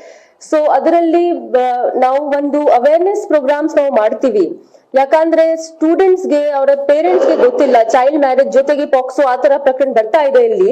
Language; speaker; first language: Kannada; non-native, fluent; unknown